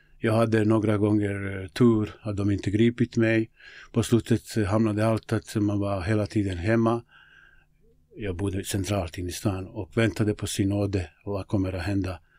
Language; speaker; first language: Swedish; non-native, fluent; Bosnian